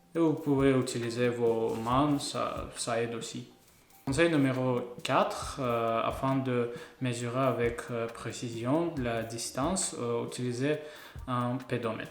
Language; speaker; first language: French; non-native, learner; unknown